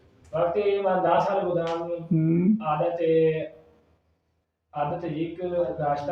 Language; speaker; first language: Persian; non-native, learner; Urdu